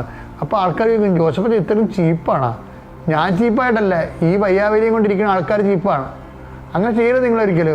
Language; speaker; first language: Malayalam; native; Malayalam